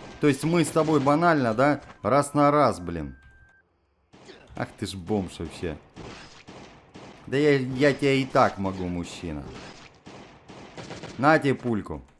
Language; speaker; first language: Russian; native; Russian